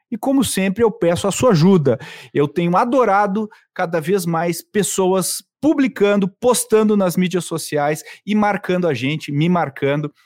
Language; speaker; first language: Portuguese; native; Portuguese